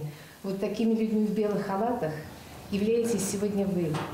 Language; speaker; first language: Russian; native; Russian